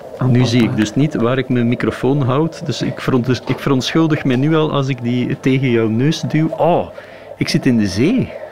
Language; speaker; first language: Dutch; native; Dutch